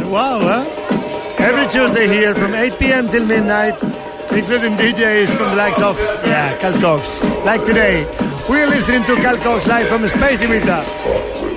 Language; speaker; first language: English; non-native, fluent; Spanish